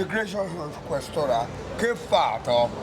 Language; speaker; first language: Italian; non-native, learner; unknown